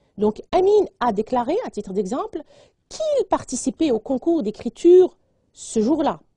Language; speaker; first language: French; non-native, local second language; Arabic